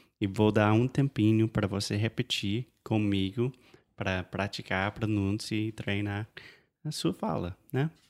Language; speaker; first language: Portuguese; non-native, fluent; English